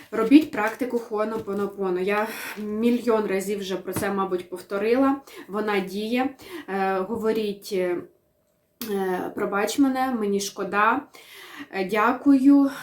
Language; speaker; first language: Ukrainian; non-native, local second language; Russian